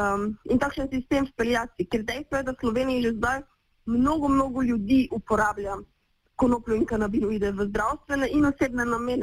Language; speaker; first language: Slovenian; native; Slovenian